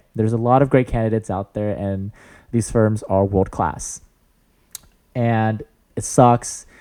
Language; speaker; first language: English; native; English